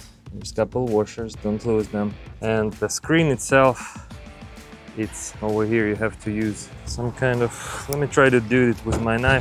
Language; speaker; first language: English; non-native, fluent; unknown